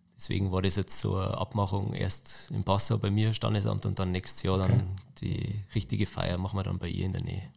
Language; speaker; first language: German; native; German